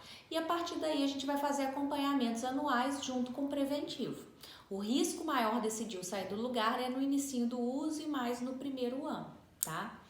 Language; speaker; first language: Portuguese; native; Portuguese